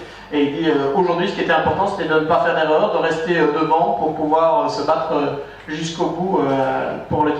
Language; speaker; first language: French; native; French